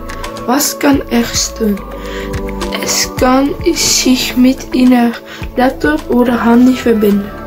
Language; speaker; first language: German; non-native, learner; Dutch